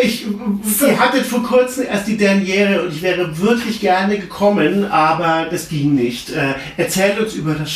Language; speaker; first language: German; native; German